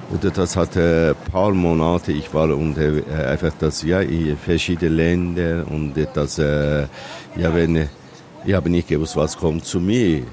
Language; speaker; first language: German; non-native, learner; Persian